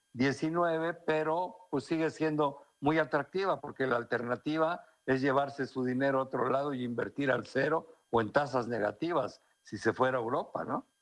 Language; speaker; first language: Spanish; native; Spanish